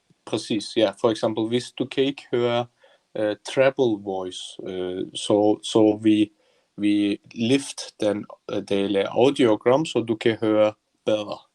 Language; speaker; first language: Danish; non-native, learner; Turkish